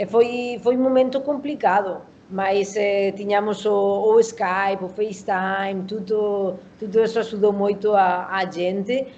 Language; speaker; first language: Portuguese; non-native, learner; Spanish